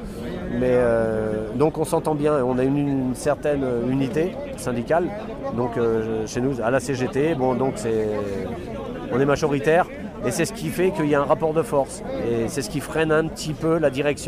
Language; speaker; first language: French; native; French